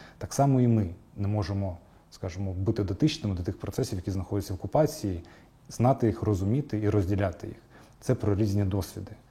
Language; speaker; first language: Ukrainian; non-native, local second language; Crimean Tatar